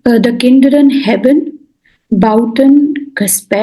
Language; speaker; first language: Dutch; non-native, learner; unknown